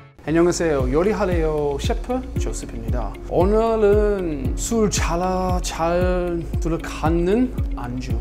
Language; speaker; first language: Korean; non-native, learner; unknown